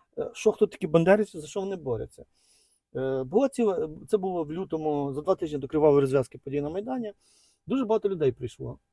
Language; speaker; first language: Ukrainian; native; Ukrainian